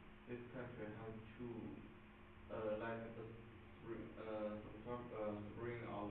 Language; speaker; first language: English; non-native, learner; Chinese